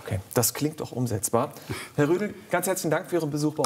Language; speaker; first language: German; native; German